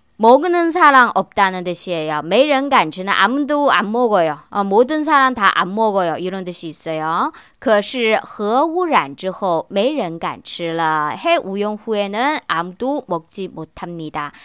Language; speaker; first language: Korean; non-native, fluent; Chinese